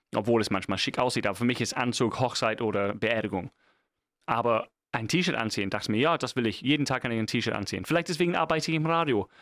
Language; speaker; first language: German; non-native, fluent; English